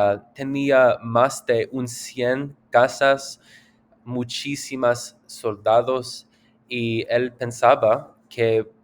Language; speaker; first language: Spanish; non-native, learner; English